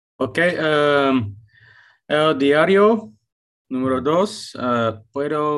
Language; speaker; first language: Spanish; non-native, learner; English